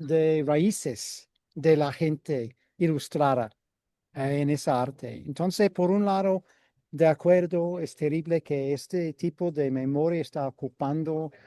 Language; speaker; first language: Spanish; non-native, fluent; English